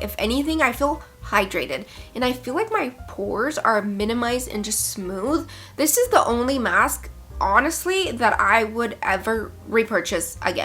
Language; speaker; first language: English; native; English